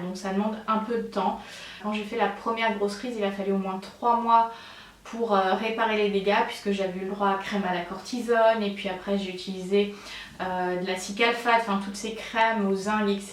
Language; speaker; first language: French; native; French